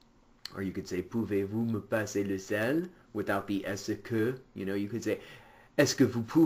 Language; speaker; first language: French; non-native, fluent; English